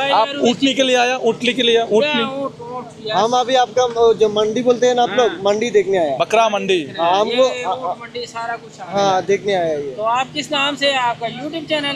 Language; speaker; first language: Hindi; non-native, learner; Bangla